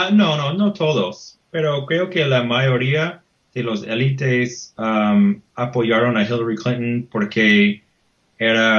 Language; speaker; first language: Spanish; non-native, fluent; English